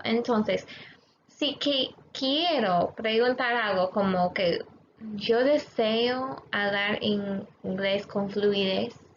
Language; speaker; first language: Spanish; non-native, fluent; English